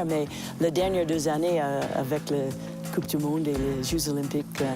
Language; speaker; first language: French; non-native, local second language; English